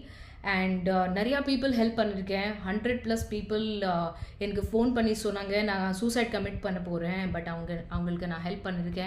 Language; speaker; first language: Tamil; non-native, local second language; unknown